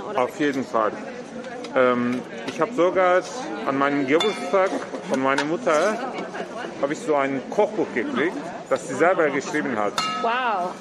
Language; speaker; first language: German; non-native, fluent; Turkish